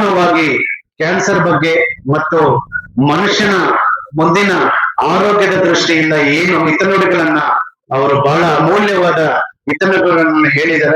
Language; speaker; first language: Kannada; native; Kannada